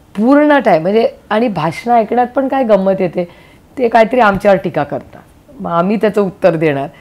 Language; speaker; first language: Marathi; native; Marathi